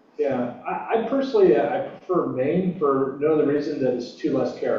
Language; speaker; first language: English; native; English